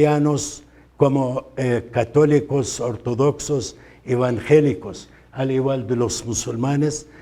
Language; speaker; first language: Spanish; non-native, fluent; Arabic